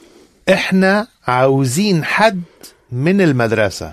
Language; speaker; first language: Arabic; non-native, learner; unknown